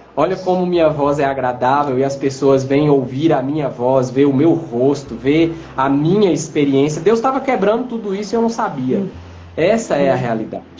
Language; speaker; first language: Portuguese; native; Portuguese